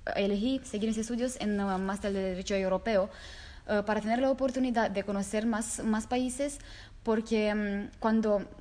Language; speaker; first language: Spanish; non-native, fluent; Romanian